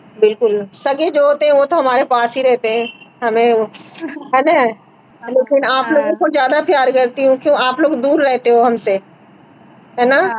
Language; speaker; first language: Hindi; native; Hindi